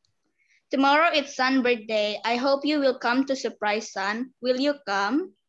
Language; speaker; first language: English; non-native, learner; Indonesian